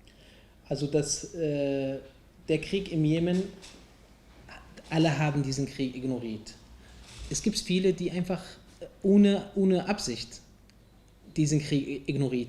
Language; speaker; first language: German; non-native, fluent; Arabic